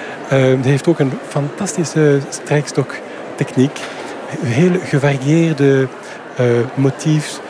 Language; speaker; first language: Dutch; non-native, fluent; French